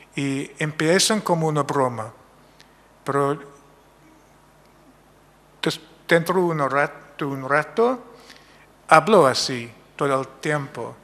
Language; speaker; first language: Spanish; non-native, fluent; English